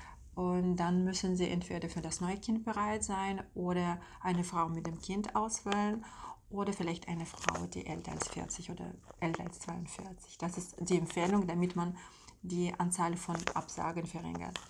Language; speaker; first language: German; non-native, fluent; Russian